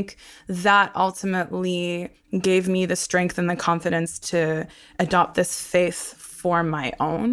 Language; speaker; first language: English; non-native, local second language; Hebrew